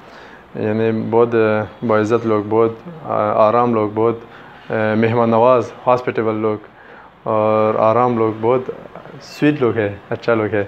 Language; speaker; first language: Hindi; non-native, fluent; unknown